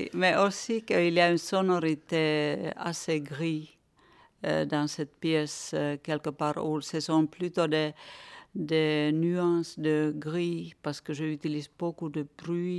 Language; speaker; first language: French; non-native, fluent; Finnish